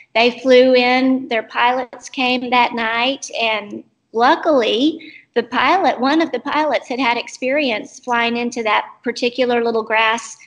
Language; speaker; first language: English; native; English